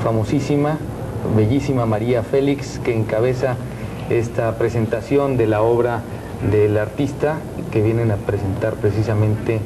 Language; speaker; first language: Spanish; native; Spanish